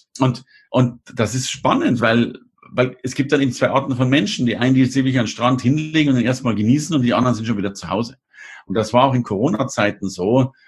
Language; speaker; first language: German; native; German